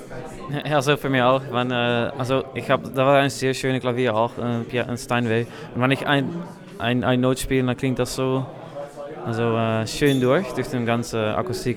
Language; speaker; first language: German; non-native, learner; Dutch